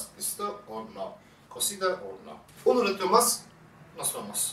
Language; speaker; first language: Spanish; non-native, learner; Turkish